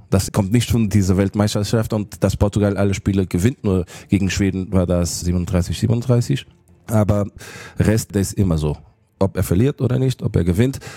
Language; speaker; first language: German; non-native, fluent; Portuguese